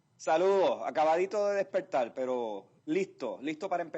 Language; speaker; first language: Spanish; native; Spanish